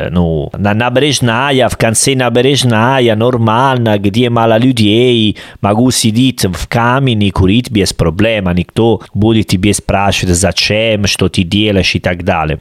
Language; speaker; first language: Russian; non-native, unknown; Italian